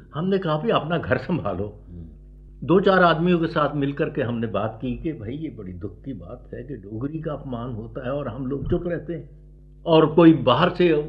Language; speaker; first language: Hindi; native; Hindi